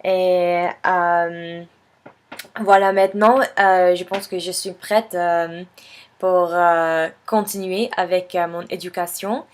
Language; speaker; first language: French; non-native, fluent; English